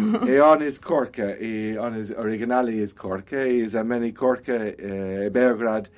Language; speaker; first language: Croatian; non-native, learner; English